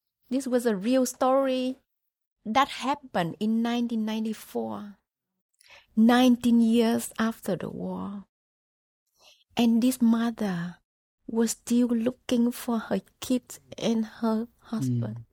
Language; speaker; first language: English; non-native, fluent; Vietnamese